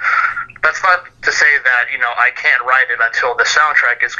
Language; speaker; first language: English; native; English